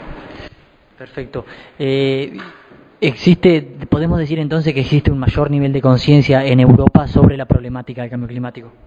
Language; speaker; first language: Spanish; native; Spanish